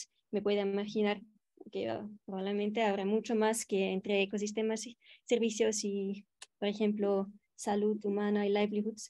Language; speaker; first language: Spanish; non-native, fluent; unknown